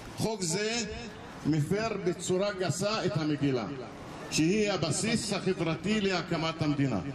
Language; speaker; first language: Hebrew; non-native, local second language; Arabic